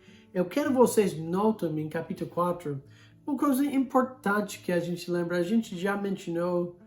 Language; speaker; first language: Portuguese; non-native, fluent; English